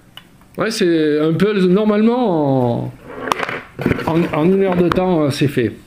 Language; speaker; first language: French; native; French